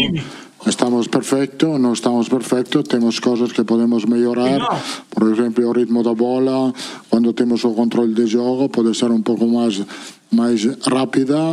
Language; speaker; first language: Portuguese; non-native, fluent; Italian